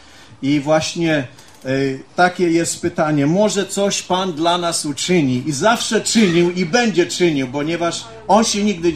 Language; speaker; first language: Polish; early bilingual, heritage; Polish